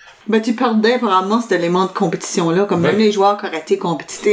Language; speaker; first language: French; native; French